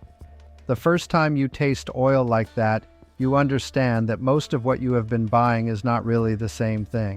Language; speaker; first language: English; non-native, fluent; Italian